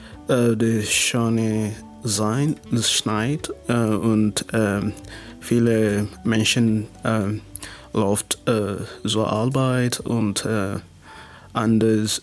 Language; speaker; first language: German; non-native, learner; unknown